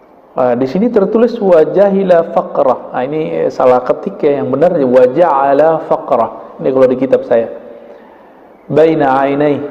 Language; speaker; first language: Indonesian; native; Indonesian